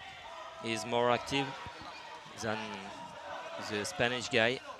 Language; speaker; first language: English; non-native, learner; French